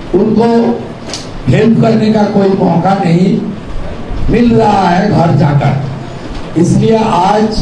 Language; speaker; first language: Hindi; non-native, local second language; Bangla